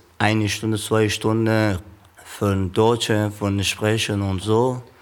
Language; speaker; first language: German; non-native, learner; Persian